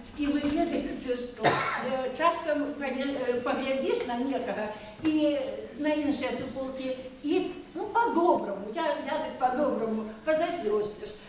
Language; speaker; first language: Belarusian; native; Belarusian